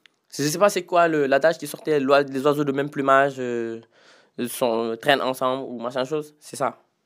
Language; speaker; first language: French; non-native, local second language; Wolof